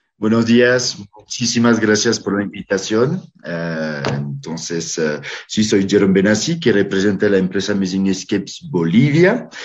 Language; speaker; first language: Spanish; non-native, fluent; French